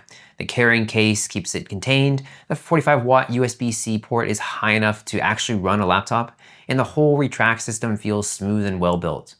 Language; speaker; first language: English; native; English